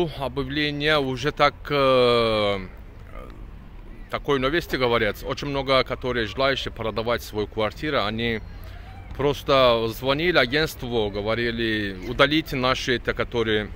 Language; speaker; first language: Russian; non-native, learner; Turkish